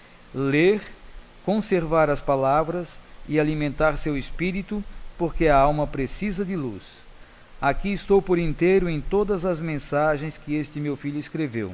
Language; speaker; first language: Portuguese; native; Portuguese